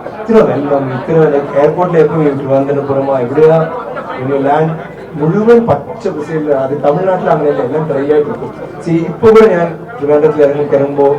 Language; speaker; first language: Malayalam; non-native, learner; Tamil